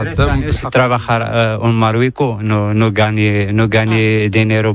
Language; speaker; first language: Spanish; non-native, learner; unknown